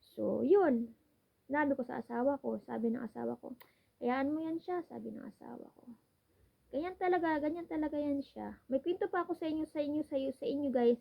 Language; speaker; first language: Filipino; non-native, local second language; Cebuano